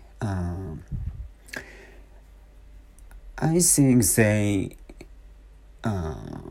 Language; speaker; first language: English; non-native, learner; Japanese